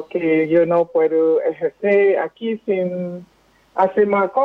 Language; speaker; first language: Spanish; non-native, fluent; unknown